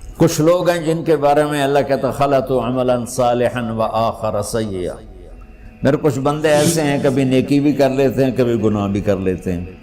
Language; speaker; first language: Urdu; non-native, local second language; Punjabi